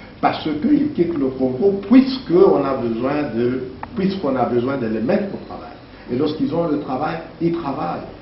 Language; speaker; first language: French; non-native, local second language; Luba-Lulua